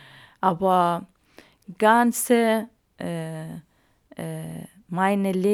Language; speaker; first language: German; non-native, learner; Arabic